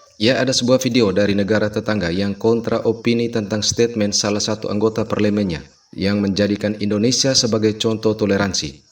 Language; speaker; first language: Indonesian; native; Indonesian